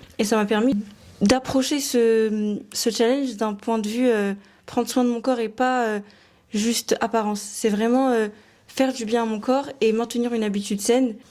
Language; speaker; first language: French; native; French